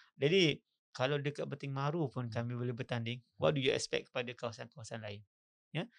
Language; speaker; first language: Malay; native; Malay